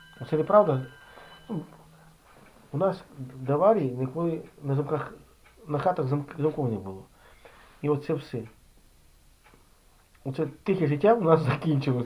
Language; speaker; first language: Ukrainian; native; Ukrainian